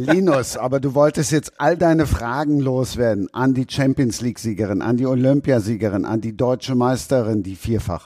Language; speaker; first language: German; native; German